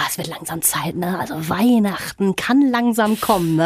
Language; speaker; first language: German; native; German